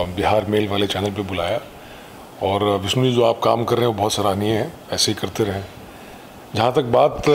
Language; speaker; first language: Hindi; native; Hindi